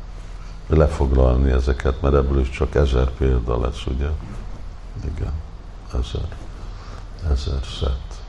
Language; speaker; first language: Hungarian; early bilingual, heritage; Hungarian